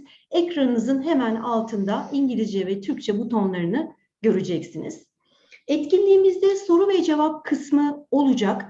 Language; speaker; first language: Turkish; native; Turkish